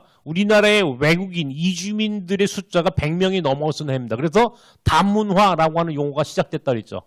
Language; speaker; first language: Korean; native; Korean